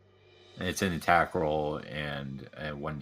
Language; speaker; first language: English; native; English